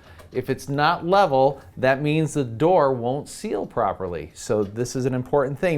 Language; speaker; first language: English; native; English